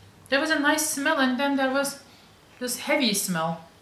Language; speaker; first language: English; non-native, fluent; Turkish